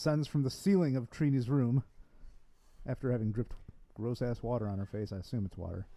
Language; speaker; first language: English; native; English